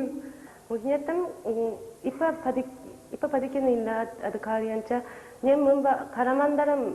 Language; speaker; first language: Malayalam; non-native, learner; Japanese